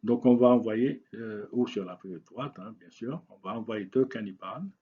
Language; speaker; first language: French; non-native, local second language; Arabic